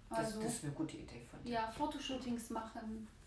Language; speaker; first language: German; non-native, fluent; Bulgarian